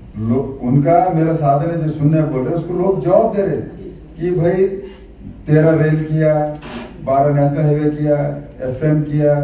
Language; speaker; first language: Hindi; non-native, local second language; Kannada